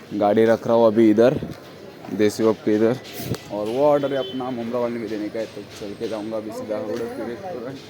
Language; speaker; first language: Hindi; non-native, local second language; Marathi